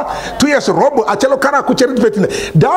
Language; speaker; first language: Romanian; non-native, learner; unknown